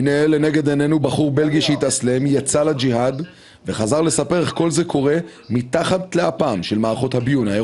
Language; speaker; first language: Hebrew; native; Hebrew